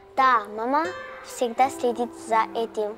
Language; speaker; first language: Russian; non-native, local second language; Kazakh